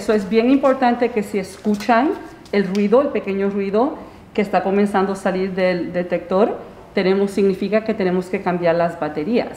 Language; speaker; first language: Spanish; early bilingual, heritage; Spanish